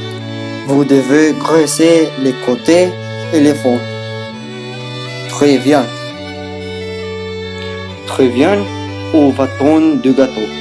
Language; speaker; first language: French; non-native, learner; Spanish